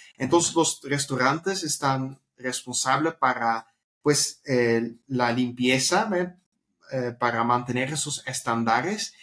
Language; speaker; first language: Spanish; non-native, fluent; Dutch